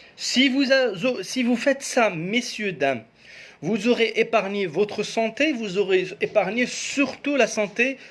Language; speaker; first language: French; non-native, local second language; Arabic